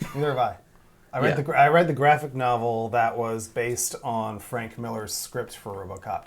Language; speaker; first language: English; native; English